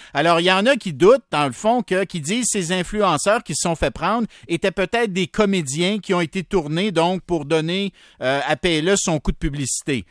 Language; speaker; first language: French; native; French